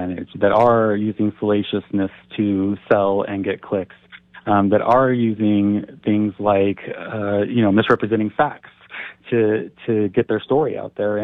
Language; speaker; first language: English; native; English